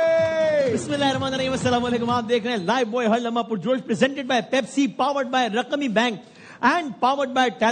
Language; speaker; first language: Urdu; native; Urdu